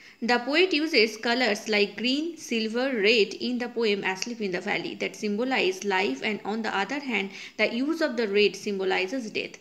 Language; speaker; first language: English; non-native, local second language; Bangla